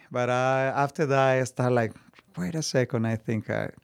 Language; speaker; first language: English; non-native, learner; Spanish